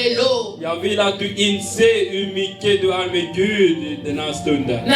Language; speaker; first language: Swedish; non-native, learner; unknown